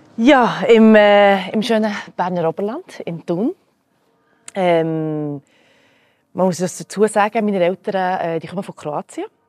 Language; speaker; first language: German; early bilingual, other home language; Croatian